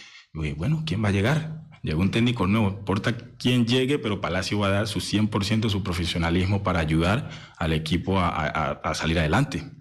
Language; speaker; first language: Spanish; native; Spanish